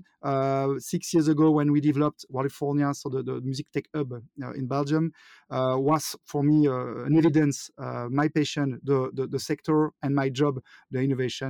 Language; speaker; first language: English; non-native, fluent; French